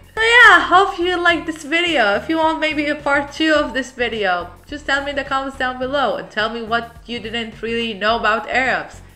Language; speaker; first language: English; non-native, fluent; Arabic